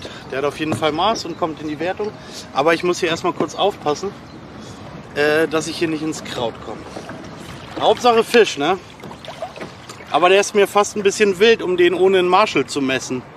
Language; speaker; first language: German; native; German